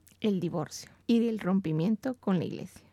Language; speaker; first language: Spanish; native; Spanish